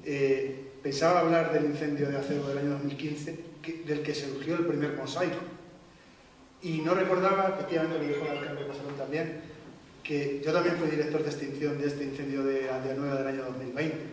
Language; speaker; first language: Spanish; native; Spanish